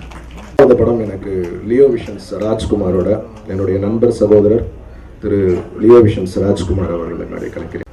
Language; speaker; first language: Tamil; native; Tamil